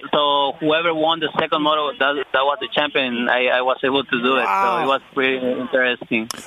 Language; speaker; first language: English; non-native, fluent; Spanish